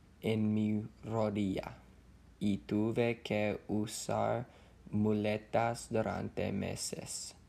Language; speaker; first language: Spanish; non-native, learner; English